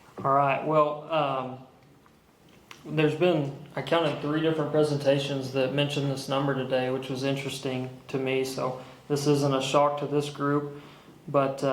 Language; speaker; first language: English; native; English